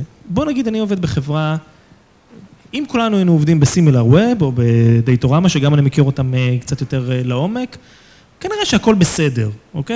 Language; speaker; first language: Hebrew; native; Hebrew